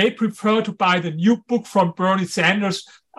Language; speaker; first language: English; non-native, fluent; German